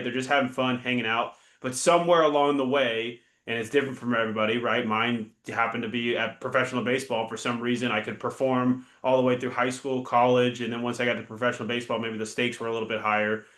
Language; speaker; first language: English; native; English